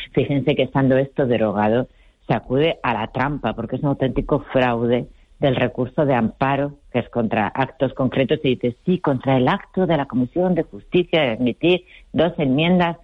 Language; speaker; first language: Spanish; native; Spanish